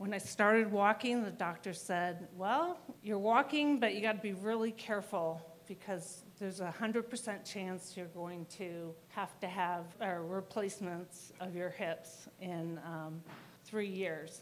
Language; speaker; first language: English; native; English